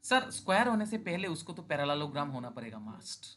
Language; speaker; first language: Hindi; non-native, local second language; Bangla